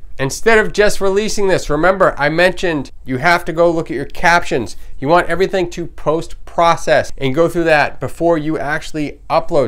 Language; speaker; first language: English; native; English